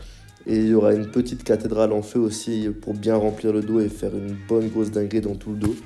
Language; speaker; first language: French; native; French